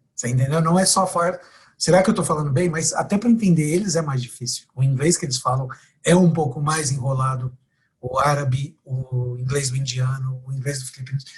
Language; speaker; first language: Portuguese; native; Portuguese